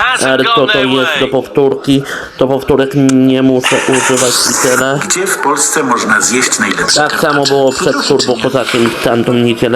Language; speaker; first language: Polish; native; Polish